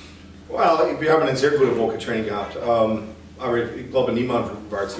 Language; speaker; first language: German; non-native, fluent; English